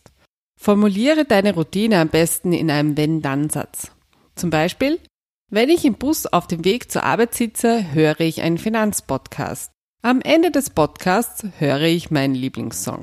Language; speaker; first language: German; native; German